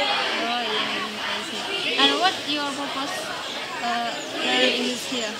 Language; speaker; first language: English; non-native, learner; Indonesian